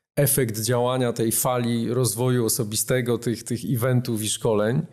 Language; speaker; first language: Polish; native; Polish